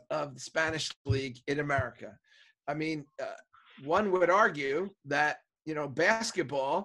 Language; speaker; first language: English; native; English